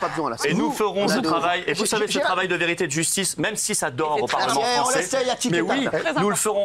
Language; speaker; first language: French; native; French